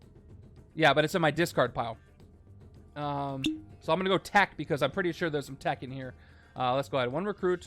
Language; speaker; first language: English; native; English